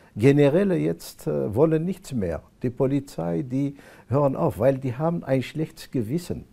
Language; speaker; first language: German; non-native, fluent; Arabic